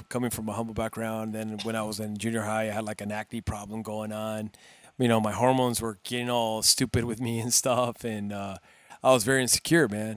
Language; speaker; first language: English; early bilingual, other home language; Spanish